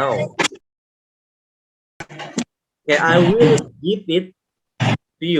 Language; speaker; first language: English; non-native, local second language; Indonesian